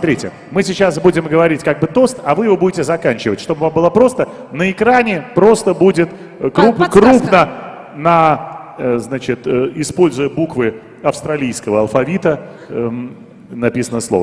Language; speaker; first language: Russian; native; Russian